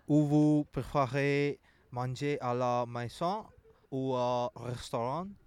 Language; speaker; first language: French; non-native, learner; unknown